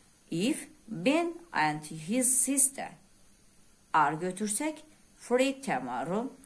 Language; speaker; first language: English; non-native, fluent; Azerbaijani